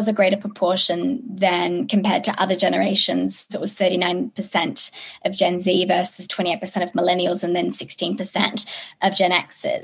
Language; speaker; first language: English; native; English